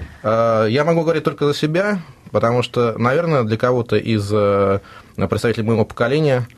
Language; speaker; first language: Russian; native; Russian